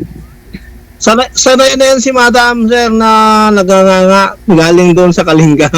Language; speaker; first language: Filipino; non-native, local second language; Iloko